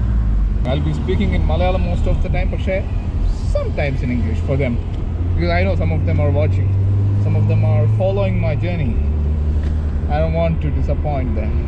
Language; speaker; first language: English; non-native, local second language; Malayalam